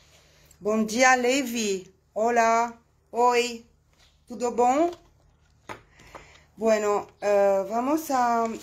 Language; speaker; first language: Spanish; non-native, fluent; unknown